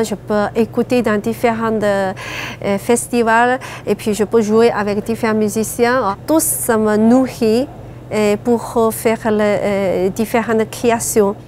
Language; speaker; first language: French; non-native, learner; Chinese